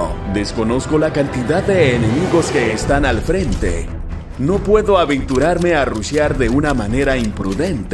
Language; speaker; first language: Spanish; native; Spanish